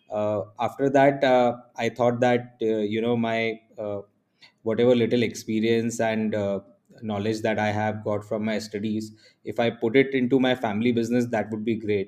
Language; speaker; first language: English; non-native, local second language; Hindi